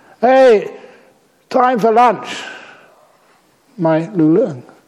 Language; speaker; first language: English; native; English